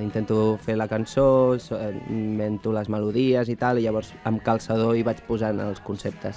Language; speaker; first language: Catalan; non-native, local second language; Spanish